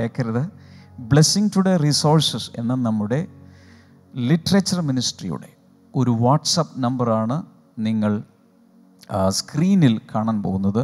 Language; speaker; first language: Malayalam; native; Malayalam